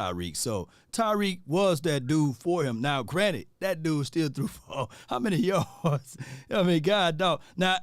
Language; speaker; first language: English; native; English